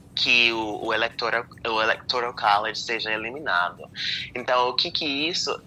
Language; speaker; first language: Portuguese; non-native, fluent; English